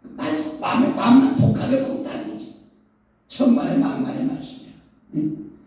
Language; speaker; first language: Korean; native; Korean